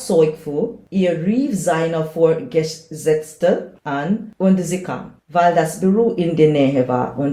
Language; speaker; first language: German; non-native, learner; English